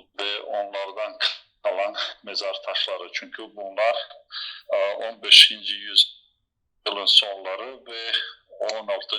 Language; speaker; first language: Turkish; non-native, fluent; Bosnian